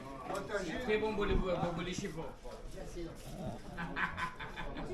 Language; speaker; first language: French; non-native, learner; Arabic